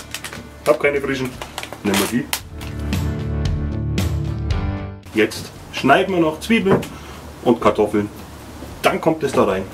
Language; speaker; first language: German; native; German